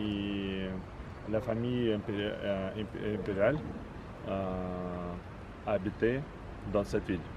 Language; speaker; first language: French; non-native, learner; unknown